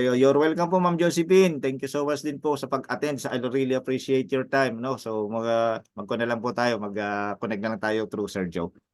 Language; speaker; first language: Filipino; native; Filipino